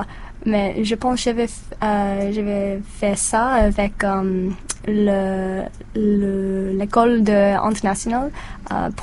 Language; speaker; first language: French; non-native, learner; English